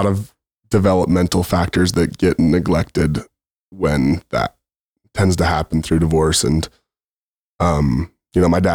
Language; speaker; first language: English; native; English